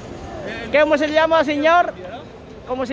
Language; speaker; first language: Spanish; non-native, learner; Filipino